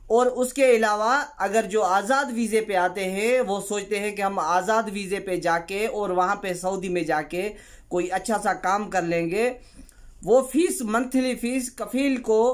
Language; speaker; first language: Urdu; non-native, local second language; Sindhi